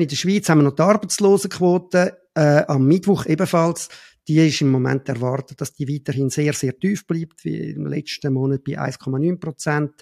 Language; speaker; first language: German; native; German